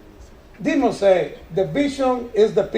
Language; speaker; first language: English; non-native, learner; Spanish